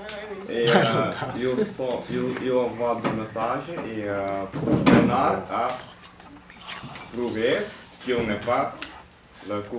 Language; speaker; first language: French; non-native, learner; Dutch